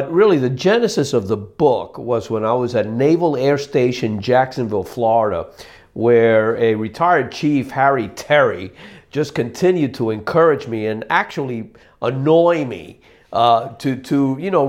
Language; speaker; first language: English; native; English